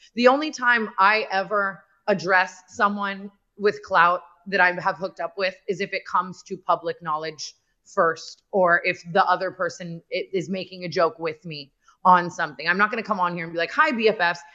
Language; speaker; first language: English; native; English